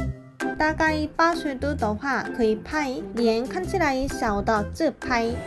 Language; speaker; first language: Chinese; non-native, fluent; Korean